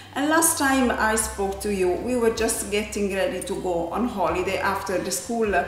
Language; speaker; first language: English; non-native, fluent; Italian